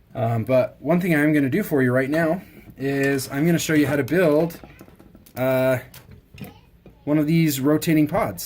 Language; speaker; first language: English; native; English